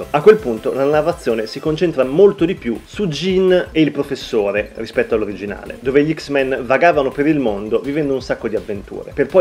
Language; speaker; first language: Italian; native; Italian